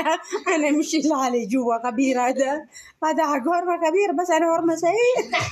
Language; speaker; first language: Arabic; non-native, learner; Oromo